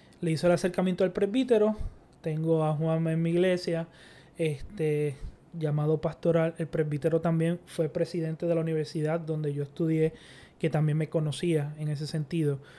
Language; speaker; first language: Spanish; native; Spanish